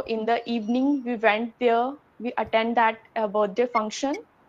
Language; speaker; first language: English; non-native, learner; Hindi